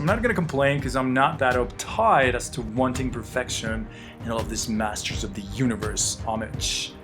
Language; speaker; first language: English; non-native, fluent; Spanish